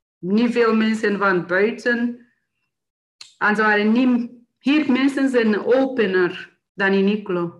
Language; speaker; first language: Dutch; non-native, learner; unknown